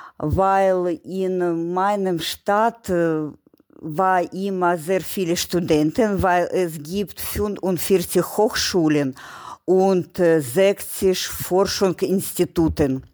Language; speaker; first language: German; non-native, learner; Ukrainian